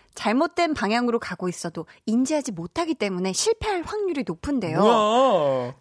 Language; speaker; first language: Korean; native; Korean